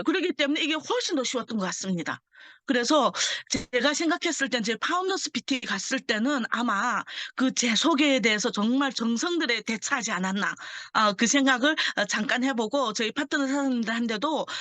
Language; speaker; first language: Korean; early bilingual, heritage; Korean